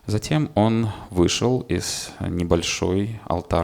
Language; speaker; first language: Russian; native; Russian